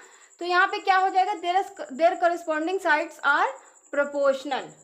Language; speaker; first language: Hindi; native; Hindi